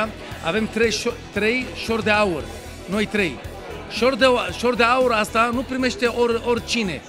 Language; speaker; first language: Romanian; non-native, learner; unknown